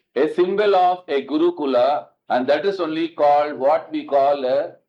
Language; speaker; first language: English; non-native, local second language; Tamil